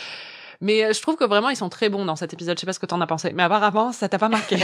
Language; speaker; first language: French; native; French